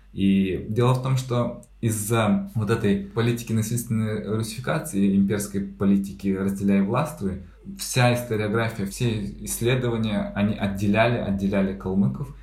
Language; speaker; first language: Russian; native; Russian